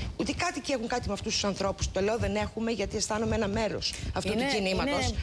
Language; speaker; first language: Greek; native; Greek